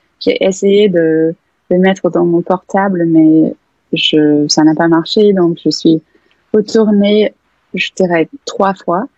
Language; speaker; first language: French; non-native, fluent; English